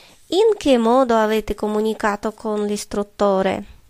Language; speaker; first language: Italian; non-native, fluent; Russian